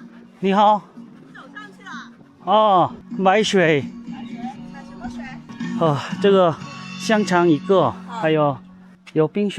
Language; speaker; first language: Chinese; non-native, fluent; Korean